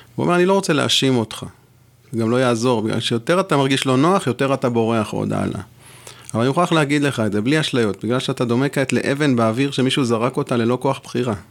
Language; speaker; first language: Hebrew; non-native, local second language; French